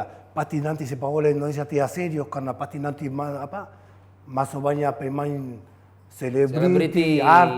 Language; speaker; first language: Indonesian; non-native, fluent; Spanish